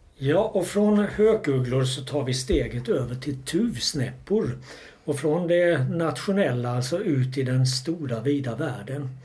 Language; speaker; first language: Swedish; native; Swedish